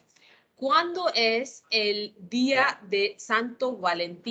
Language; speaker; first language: Spanish; non-native, fluent; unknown